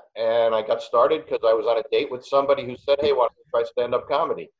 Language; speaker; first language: English; native; English